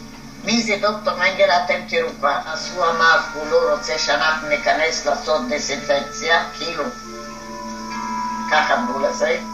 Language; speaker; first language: Hebrew; non-native, fluent; Hungarian